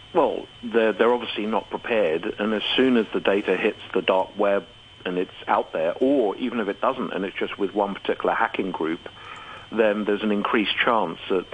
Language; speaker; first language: English; native; English